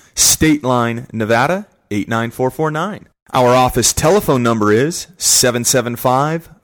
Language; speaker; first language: English; native; English